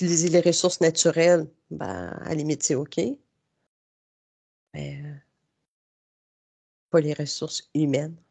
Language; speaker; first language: French; native; French